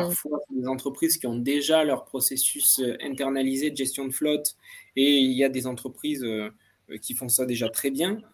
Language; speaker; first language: French; native; French